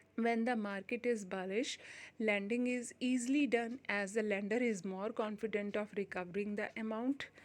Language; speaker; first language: English; non-native, local second language; Hindi